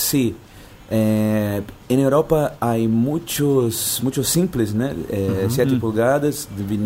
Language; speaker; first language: Spanish; non-native, fluent; Portuguese